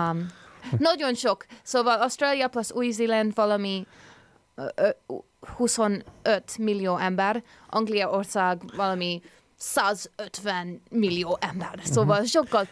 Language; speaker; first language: Hungarian; early bilingual, heritage; English